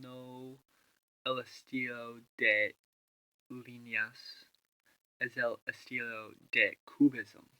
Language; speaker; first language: Spanish; non-native, learner; English